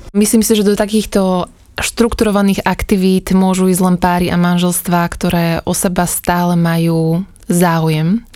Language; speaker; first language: Slovak; native; Slovak